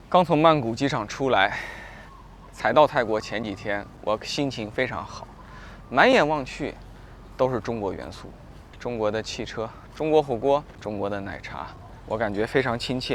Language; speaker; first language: Chinese; native; Chinese